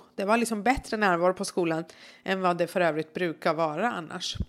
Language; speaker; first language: Swedish; early bilingual, other home language; Persian